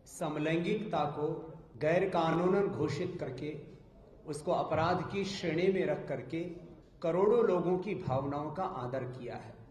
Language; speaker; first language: Hindi; native; Hindi